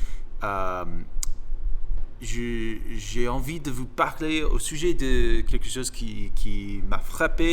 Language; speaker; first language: French; non-native, fluent; English